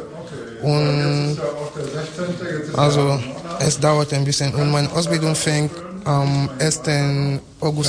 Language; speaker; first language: German; non-native, learner; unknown